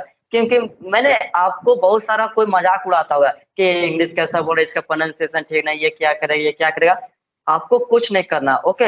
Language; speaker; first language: Hindi; native; Hindi